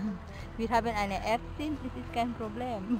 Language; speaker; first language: German; non-native, learner; Indonesian